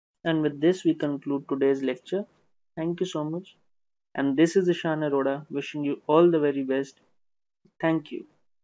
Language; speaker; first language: English; non-native, local second language; Hindi